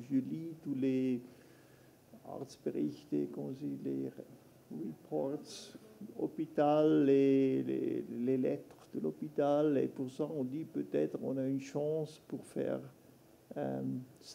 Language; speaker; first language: French; non-native, local second language; German